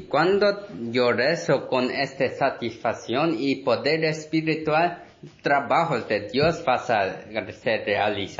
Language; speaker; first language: Spanish; non-native, learner; Korean